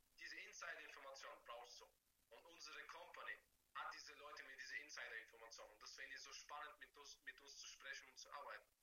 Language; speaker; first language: German; non-native, fluent; Bulgarian